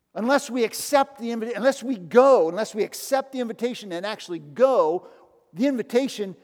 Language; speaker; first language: English; native; English